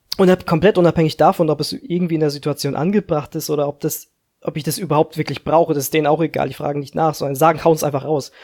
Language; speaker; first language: German; early bilingual, other home language; Slovak